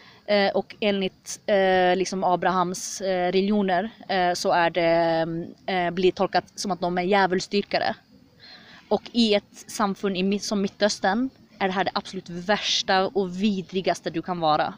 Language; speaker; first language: Swedish; early bilingual, other home language; Kurdish